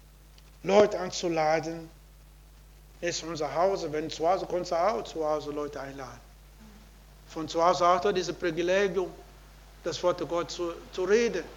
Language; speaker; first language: German; non-native, learner; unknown